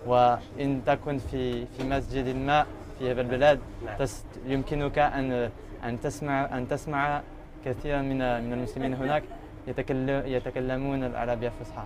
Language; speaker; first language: Arabic; non-native, learner; French